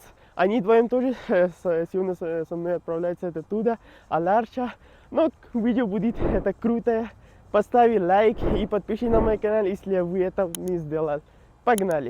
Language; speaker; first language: Russian; non-native, learner; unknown